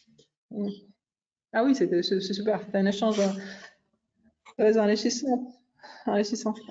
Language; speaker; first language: French; non-native, fluent; Greek